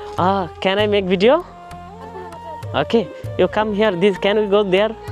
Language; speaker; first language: English; non-native, learner; Bangla